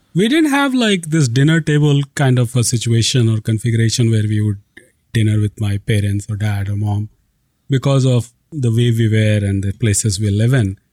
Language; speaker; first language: English; non-native, local second language; Hindi